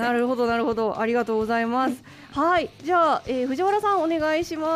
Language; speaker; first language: Japanese; native; Japanese